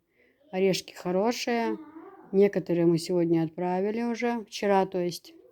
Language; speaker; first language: Russian; native; Russian